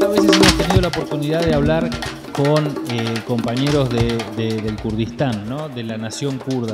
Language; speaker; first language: Spanish; native; Spanish